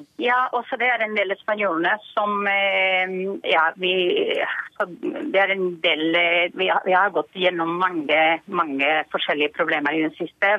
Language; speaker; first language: Norwegian; non-native, fluent; Spanish